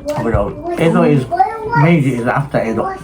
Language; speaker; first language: English; non-native, learner; Japanese